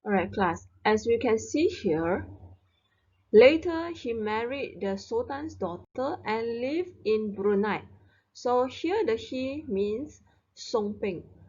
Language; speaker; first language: English; non-native, local second language; Chinese